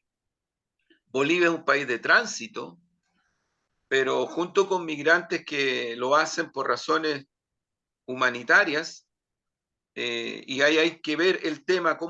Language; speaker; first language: Spanish; native; Spanish